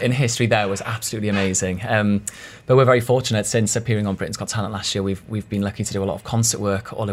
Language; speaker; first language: English; native; English